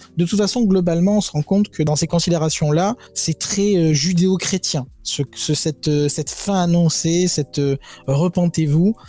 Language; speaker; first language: French; native; French